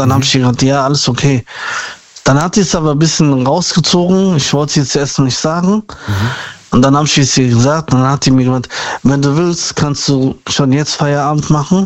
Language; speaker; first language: German; native; German